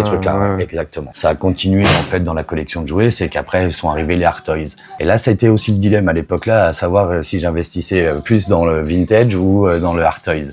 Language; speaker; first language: French; native; French